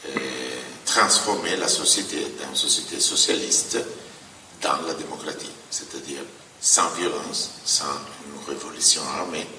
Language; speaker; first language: French; non-native, fluent; Italian